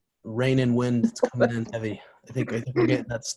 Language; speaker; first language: English; native; English